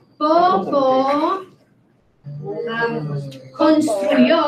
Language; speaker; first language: Spanish; non-native, learner; English